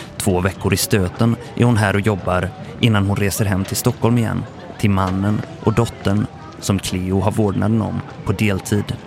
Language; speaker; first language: Swedish; native; Swedish